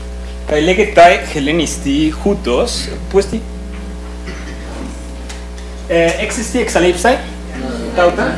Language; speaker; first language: Greek; non-native, fluent; Spanish